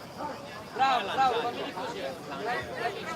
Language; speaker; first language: Italian; native; Italian